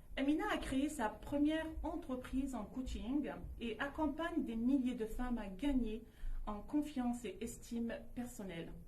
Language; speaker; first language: French; non-native, local second language; Arabic